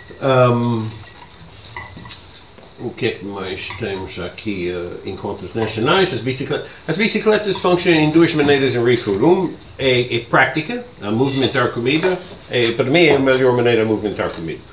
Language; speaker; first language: Portuguese; non-native, learner; English